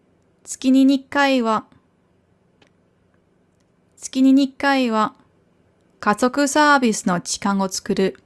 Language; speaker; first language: Japanese; non-native, fluent; German